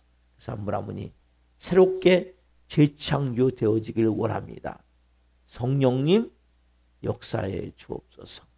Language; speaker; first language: Korean; native; Korean